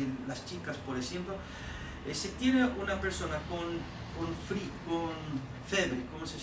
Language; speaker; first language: Spanish; non-native, learner; Portuguese